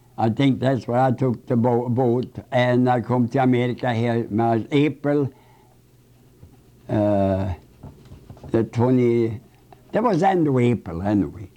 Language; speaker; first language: English; non-native, fluent; Swedish